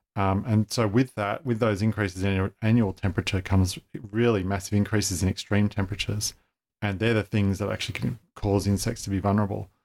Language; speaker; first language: English; native; English